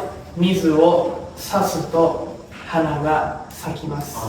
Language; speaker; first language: Japanese; non-native, learner; Indonesian